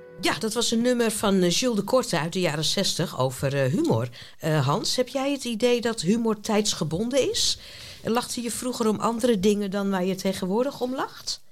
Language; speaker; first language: Dutch; native; Dutch